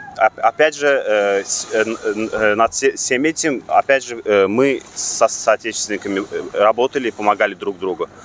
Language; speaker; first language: Russian; non-native, local second language; Turkmen